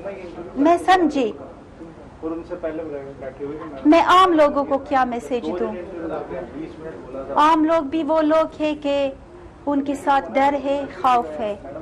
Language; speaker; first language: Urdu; non-native, learner; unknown